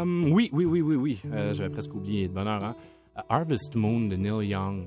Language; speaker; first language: French; native; French